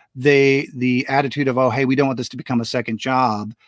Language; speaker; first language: English; native; English